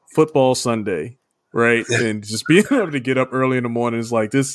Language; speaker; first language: English; native; English